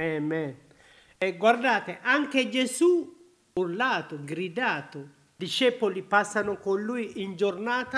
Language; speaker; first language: Italian; non-native, learner; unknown